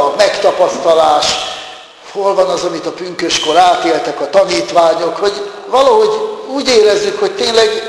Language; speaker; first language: Hungarian; native; Hungarian